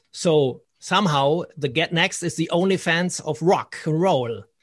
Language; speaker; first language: English; non-native, fluent; German